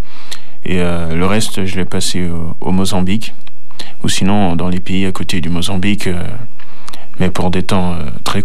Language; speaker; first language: French; early bilingual, other home language; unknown